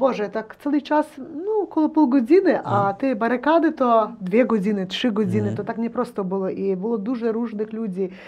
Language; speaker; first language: Polish; non-native, learner; Ukrainian